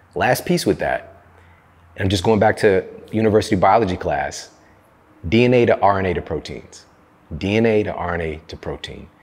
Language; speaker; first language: English; native; English